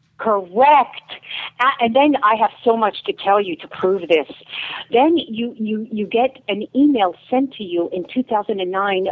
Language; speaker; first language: English; native; English